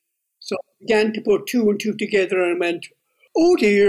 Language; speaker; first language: English; native; English